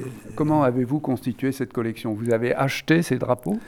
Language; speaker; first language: French; native; French